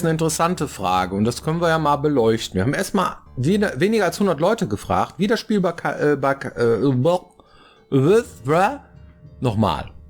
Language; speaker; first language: German; native; German